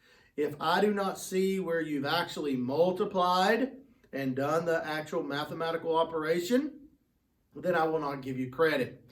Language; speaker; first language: English; native; English